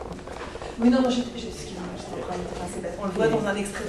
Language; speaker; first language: French; native; French